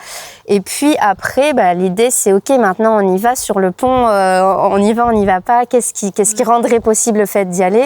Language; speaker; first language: French; native; French